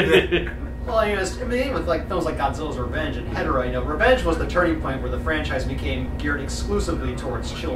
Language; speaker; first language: English; native; English